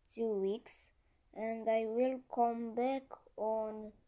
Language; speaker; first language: English; non-native, learner; Romanian